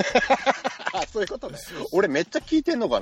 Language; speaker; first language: Japanese; native; Japanese